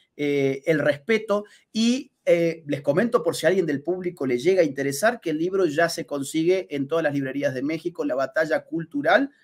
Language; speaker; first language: Spanish; native; Spanish